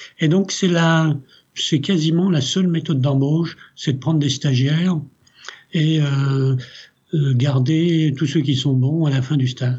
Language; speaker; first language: French; early bilingual, other home language; Italian